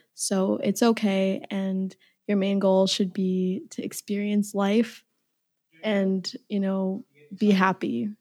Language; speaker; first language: English; early bilingual, other home language; Somali